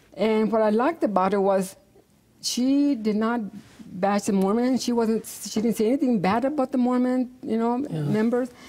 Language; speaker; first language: English; native; English